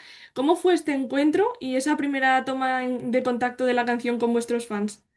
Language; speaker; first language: Spanish; native; Spanish